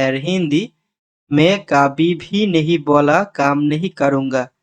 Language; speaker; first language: Hindi; non-native, learner; Bangla